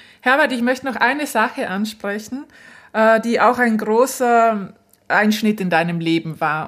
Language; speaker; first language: German; native; German